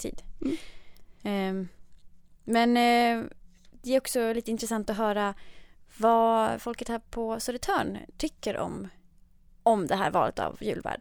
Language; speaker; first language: Swedish; native; Swedish